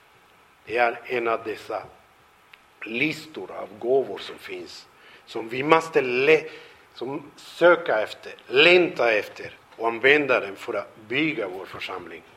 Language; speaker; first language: Swedish; non-native, fluent; Spanish